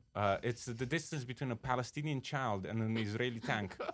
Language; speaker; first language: English; non-native, fluent; Romanian